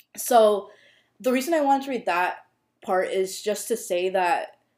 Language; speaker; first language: English; native; English